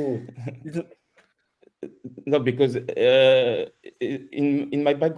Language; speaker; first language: English; non-native, learner; French